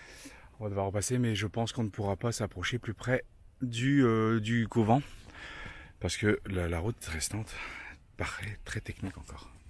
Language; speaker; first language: French; native; French